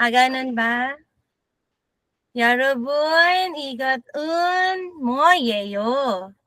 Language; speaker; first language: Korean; non-native, fluent; Filipino